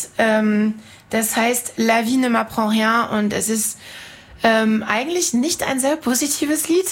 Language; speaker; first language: German; non-native, fluent; French